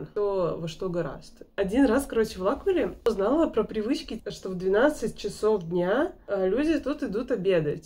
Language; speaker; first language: Russian; native; Russian